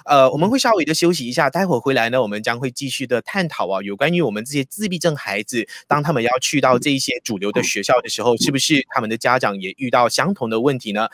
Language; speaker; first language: Chinese; native; Chinese